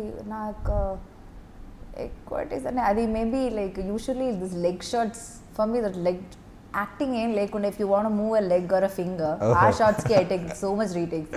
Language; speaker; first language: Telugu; non-native, fluent; Malayalam